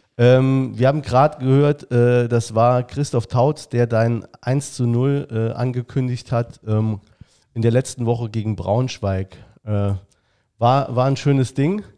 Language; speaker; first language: German; native; German